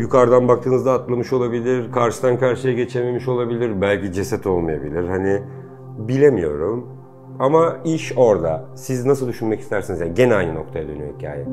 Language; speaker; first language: Turkish; native; Turkish